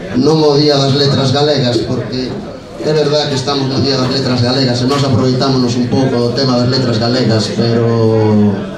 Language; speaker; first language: Galician; non-native, local second language; Spanish